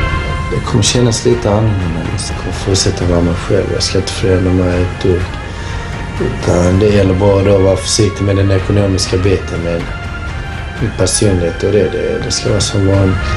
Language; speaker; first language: Swedish; early bilingual, other home language; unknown